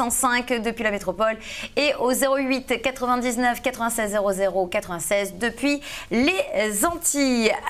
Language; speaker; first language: French; native; French